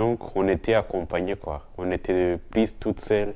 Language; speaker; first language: French; non-native, local second language; Kinyarwanda